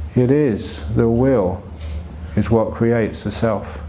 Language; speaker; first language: English; native; English